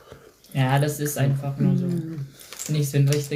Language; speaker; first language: German; non-native, learner; Cebuano